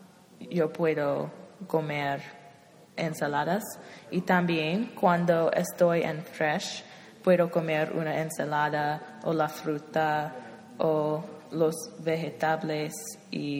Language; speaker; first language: Spanish; non-native, learner; English